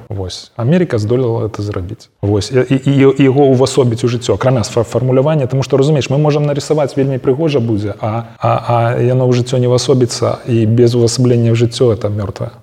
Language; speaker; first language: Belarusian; non-native, local second language; Polish